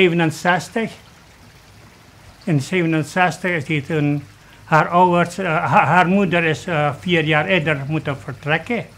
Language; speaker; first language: Dutch; early bilingual, other home language; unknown